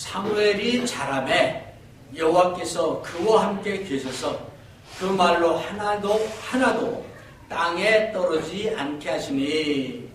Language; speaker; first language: Korean; native; Korean